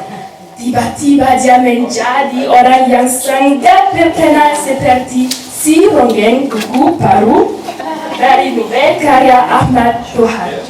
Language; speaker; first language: Indonesian; non-native, learner; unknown